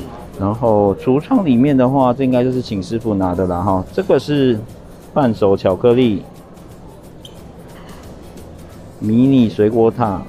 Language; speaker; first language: Chinese; native; Chinese